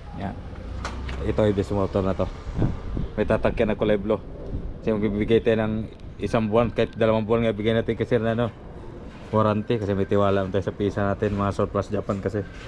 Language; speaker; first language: Filipino; non-native, local second language; Masbatenyo